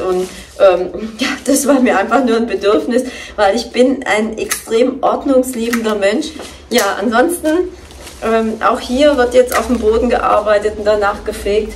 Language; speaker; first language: German; native; German